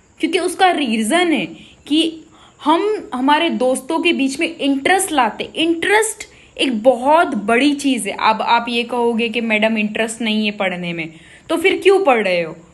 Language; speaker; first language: Hindi; non-native, local second language; Gujarati